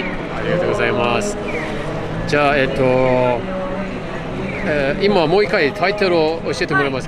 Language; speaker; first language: Japanese; non-native, learner; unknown